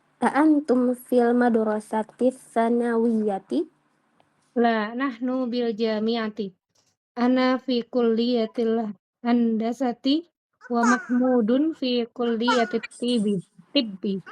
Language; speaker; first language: Arabic; non-native, learner; Indonesian